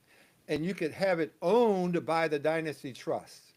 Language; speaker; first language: English; native; English